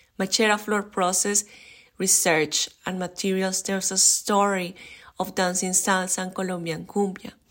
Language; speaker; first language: English; non-native, fluent; Spanish